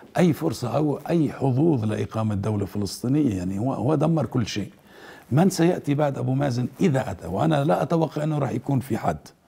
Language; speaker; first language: Arabic; native; Arabic